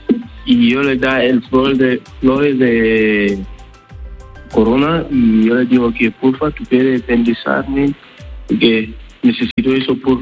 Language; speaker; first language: Spanish; non-native, learner; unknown